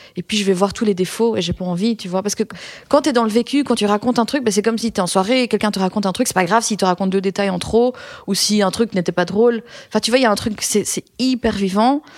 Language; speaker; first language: French; early bilingual, other home language; Persian